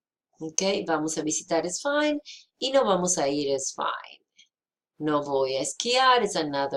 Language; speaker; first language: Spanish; non-native, fluent; English